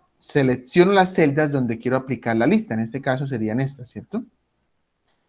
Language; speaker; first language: Spanish; native; Spanish